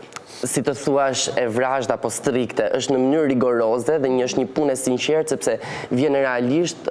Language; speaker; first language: Albanian; native; Albanian